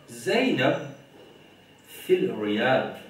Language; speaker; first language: Arabic; non-native, fluent; Morisyen